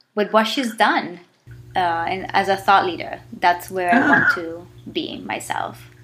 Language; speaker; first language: English; non-native, fluent; Italian